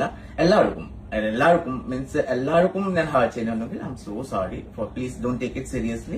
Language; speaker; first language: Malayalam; non-native, fluent; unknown